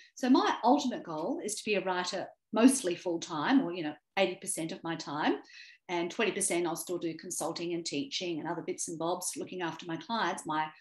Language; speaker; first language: English; native; English